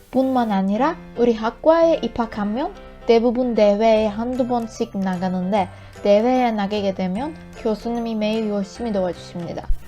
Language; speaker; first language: Korean; non-native, learner; Turkish